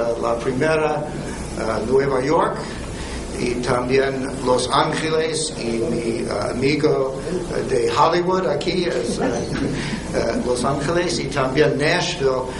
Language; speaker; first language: Spanish; non-native, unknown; English